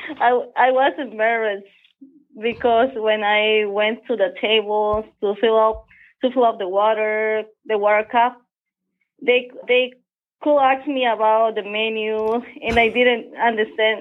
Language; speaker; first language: English; non-native, learner; Spanish